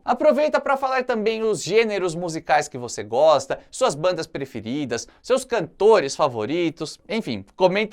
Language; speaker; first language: Portuguese; native; Portuguese